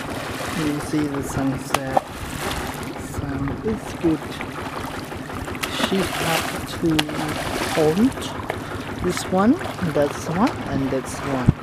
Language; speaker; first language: English; non-native, learner; Khmer